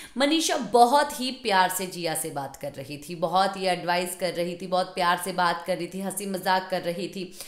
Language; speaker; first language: Hindi; non-native, local second language; Punjabi